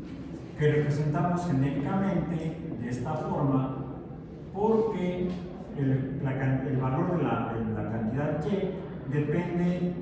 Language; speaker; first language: Spanish; native; Spanish